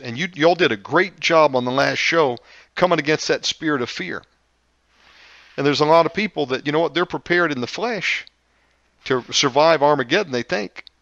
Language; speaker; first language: English; native; English